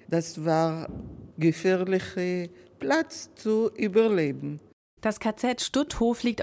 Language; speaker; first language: German; non-native, learner; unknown